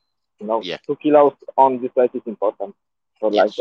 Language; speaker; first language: English; non-native, learner; Polish